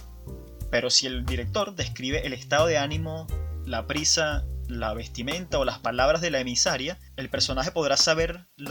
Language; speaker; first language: Spanish; native; Spanish